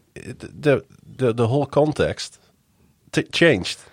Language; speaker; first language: English; non-native, fluent; Dutch